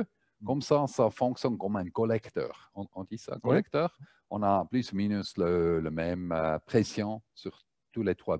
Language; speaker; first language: French; non-native, fluent; German